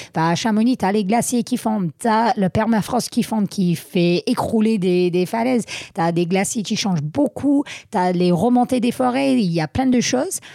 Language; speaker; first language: French; non-native, fluent; English